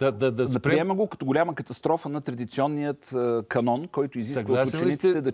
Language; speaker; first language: Bulgarian; native; Bulgarian